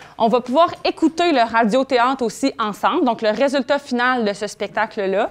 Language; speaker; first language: French; native; French